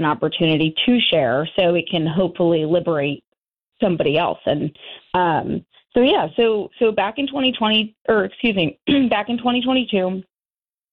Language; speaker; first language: English; native; English